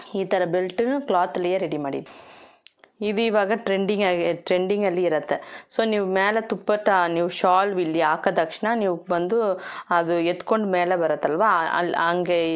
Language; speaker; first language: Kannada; non-native, local second language; Tamil